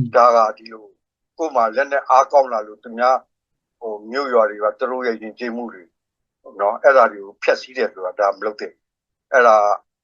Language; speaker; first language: Burmese; non-native, local second language; S'gaw Karen